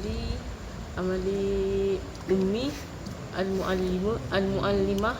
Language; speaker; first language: Arabic; non-native, learner; Malay